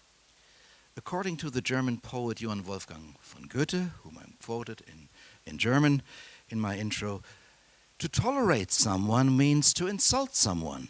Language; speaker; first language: English; non-native, fluent; German